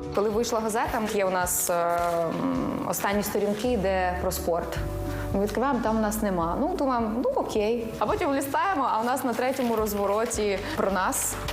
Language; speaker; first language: Ukrainian; native; Ukrainian